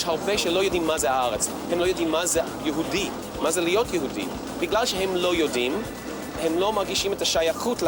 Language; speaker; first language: Hebrew; non-native, fluent; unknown